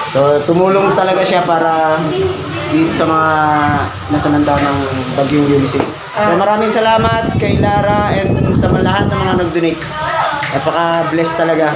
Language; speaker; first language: Filipino; native; Filipino